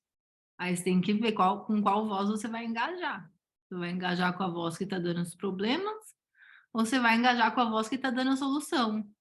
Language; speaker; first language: Portuguese; native; Portuguese